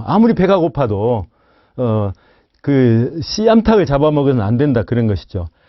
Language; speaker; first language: Korean; native; Korean